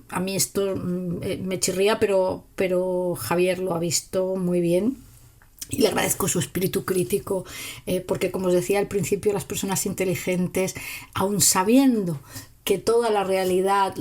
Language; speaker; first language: Spanish; native; Spanish